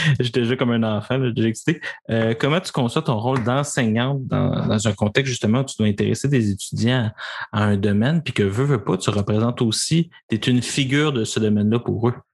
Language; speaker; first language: French; native; French